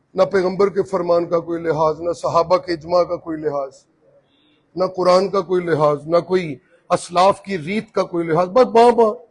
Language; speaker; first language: Urdu; non-native, local second language; Punjabi